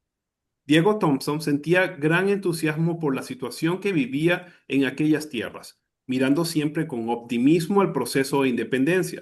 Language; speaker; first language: Spanish; native; Spanish